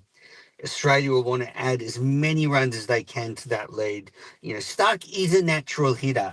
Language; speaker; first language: English; native; English